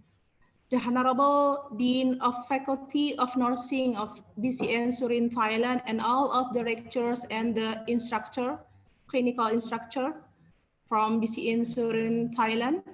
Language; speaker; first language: English; non-native, learner; Indonesian